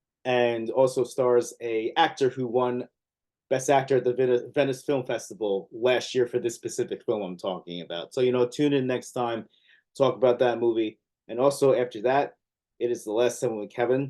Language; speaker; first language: English; native; English